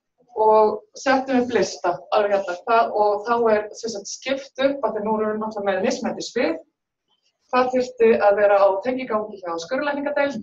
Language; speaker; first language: Icelandic; native; Icelandic